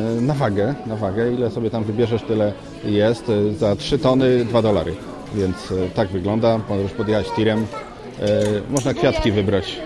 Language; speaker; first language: Polish; native; Polish